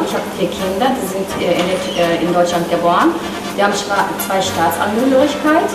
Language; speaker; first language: German; non-native, learner; Turkish